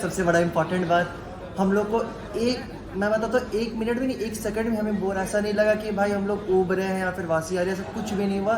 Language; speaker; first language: Hindi; native; Hindi